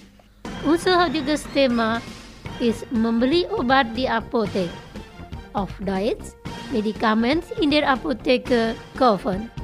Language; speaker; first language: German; non-native, fluent; Indonesian